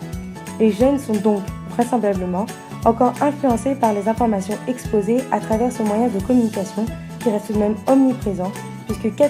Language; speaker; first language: French; native; French